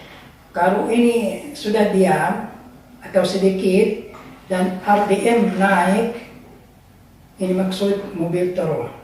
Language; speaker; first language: Indonesian; non-native, learner; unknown